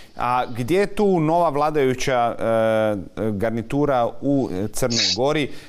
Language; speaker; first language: Croatian; native; Croatian